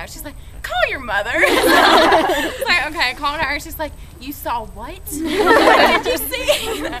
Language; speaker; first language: English; native; English